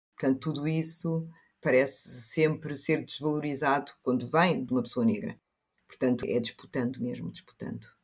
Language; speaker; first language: Portuguese; early bilingual, other home language; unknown